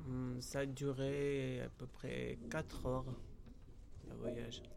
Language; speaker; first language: French; non-native, fluent; Georgian